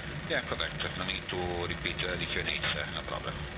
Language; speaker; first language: English; non-native, fluent; Italian